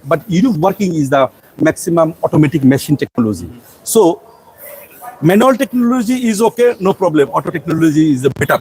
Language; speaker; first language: English; non-native, local second language; Bangla